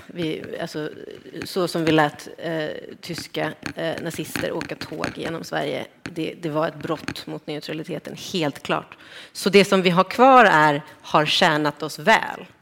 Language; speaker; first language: Swedish; native; Swedish